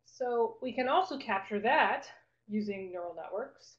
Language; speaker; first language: English; native; English